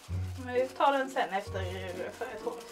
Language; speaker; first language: Swedish; native; Swedish